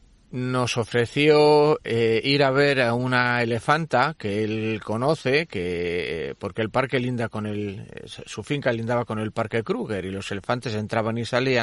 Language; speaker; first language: Spanish; native; Spanish